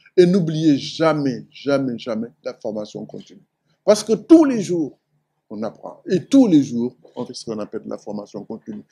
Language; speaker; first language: French; non-native, local second language; Wolof